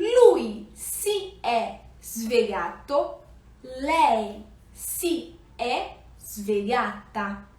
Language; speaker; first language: Italian; non-native, fluent; Portuguese